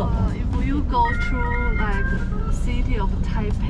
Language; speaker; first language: English; non-native, learner; Chinese